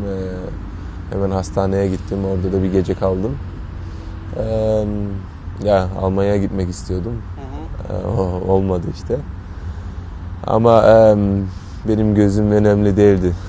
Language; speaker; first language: Turkish; early bilingual, heritage; Turkish